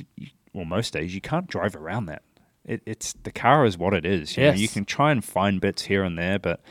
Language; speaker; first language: English; native; English